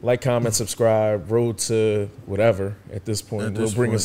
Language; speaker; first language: English; native; English